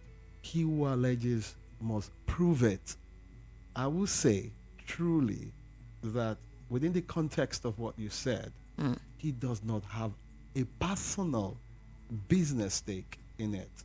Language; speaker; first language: English; non-native, local second language; Yoruba